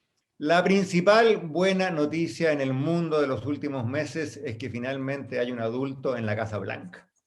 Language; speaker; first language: Spanish; native; Spanish